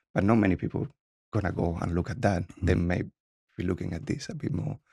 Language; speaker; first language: English; non-native, fluent; Spanish